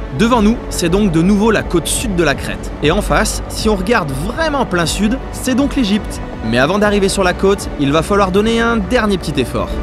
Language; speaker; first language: French; native; French